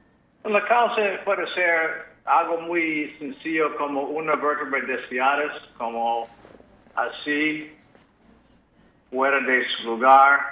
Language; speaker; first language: Spanish; non-native, fluent; English